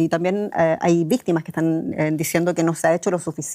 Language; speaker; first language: Spanish; native; Spanish